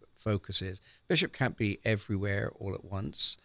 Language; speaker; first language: English; native; English